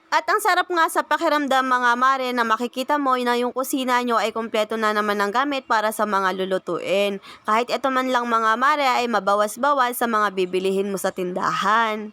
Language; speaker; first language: Filipino; native; Filipino